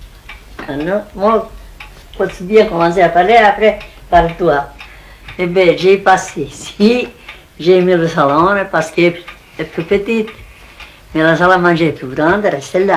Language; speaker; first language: French; non-native, learner; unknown